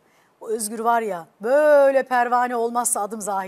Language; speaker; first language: Turkish; native; Turkish